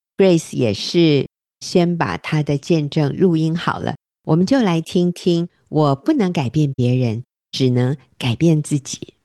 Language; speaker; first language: Chinese; native; Chinese